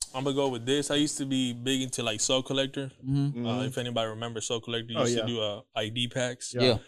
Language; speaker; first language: English; early bilingual, other home language; Spanish